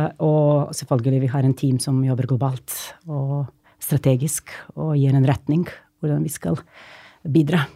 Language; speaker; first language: Norwegian; non-native, fluent; Serbian